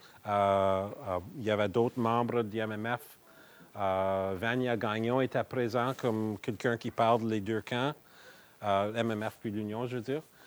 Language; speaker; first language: French; native; French